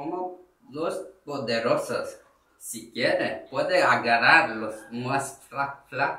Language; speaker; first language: Spanish; non-native, learner; Korean